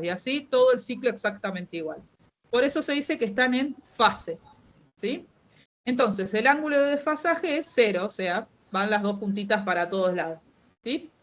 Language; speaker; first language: Spanish; native; Spanish